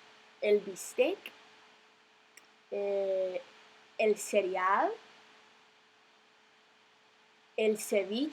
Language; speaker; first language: Spanish; non-native, fluent; English